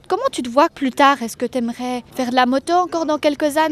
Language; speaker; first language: French; native; French